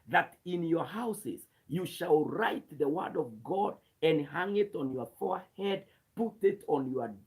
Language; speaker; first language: English; non-native, local second language; Swahili